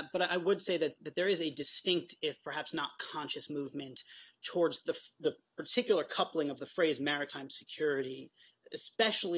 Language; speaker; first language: English; native; English